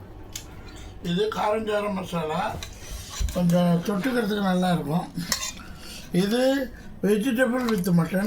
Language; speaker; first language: Tamil; native; Tamil